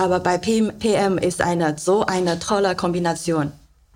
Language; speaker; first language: German; non-native, learner; Chinese